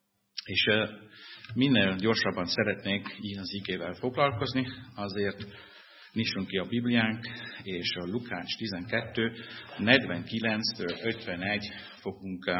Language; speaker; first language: Hungarian; non-native, fluent; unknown